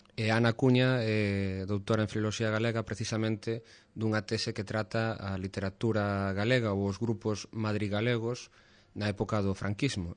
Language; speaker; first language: Galician; native; Galician